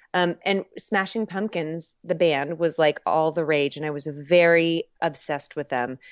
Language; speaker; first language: English; native; English